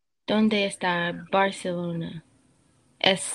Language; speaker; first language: Spanish; non-native, learner; English